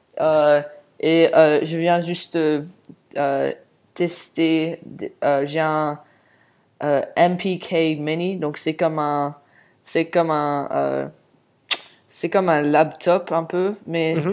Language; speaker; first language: French; non-native, fluent; English